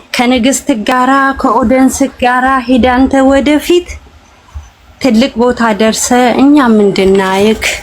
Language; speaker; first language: Amharic; non-native, local second language; Oromo